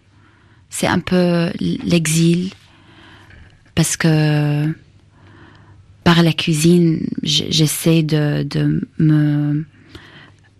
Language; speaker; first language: French; non-native, fluent; Arabic